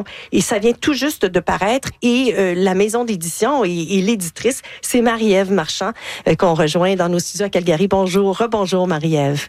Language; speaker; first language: French; native; French